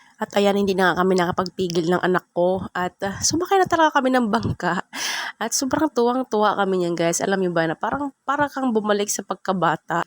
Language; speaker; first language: Filipino; non-native, local second language; Cebuano